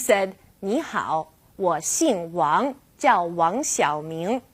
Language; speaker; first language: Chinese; non-native, fluent; English